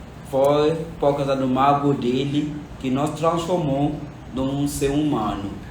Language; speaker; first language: Portuguese; non-native, fluent; Yoruba